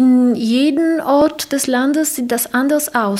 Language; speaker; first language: German; non-native, fluent; Polish